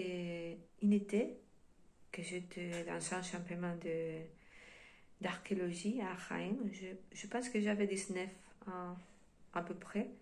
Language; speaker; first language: French; non-native, fluent; Spanish